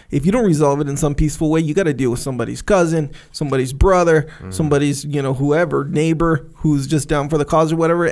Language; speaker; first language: English; native; English